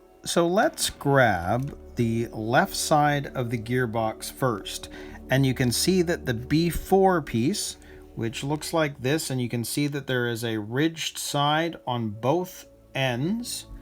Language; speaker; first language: English; native; English